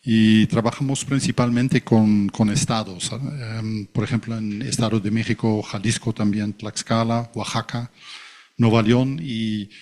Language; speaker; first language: Spanish; non-native, fluent; Dutch